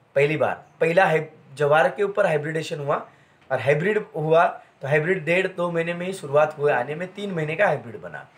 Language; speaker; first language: Hindi; non-native, local second language; Marathi